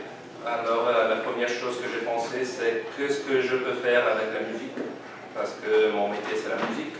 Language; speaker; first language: French; non-native, fluent; Italian